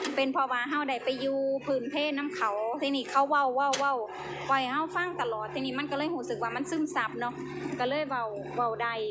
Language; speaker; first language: Thai; native; Thai